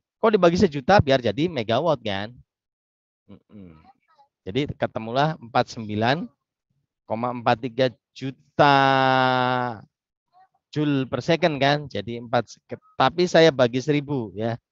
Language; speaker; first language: Indonesian; native; Indonesian